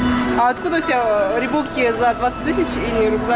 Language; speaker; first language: Russian; native; Russian